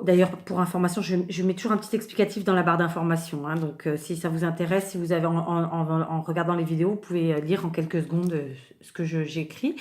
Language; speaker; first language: French; native; French